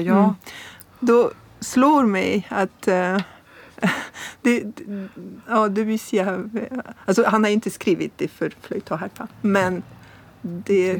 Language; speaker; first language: Swedish; non-native, fluent; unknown